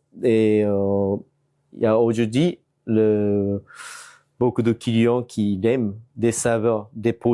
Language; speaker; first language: French; non-native, fluent; Japanese